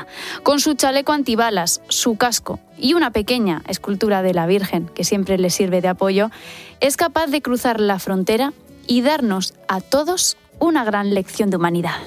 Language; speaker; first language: Spanish; native; Spanish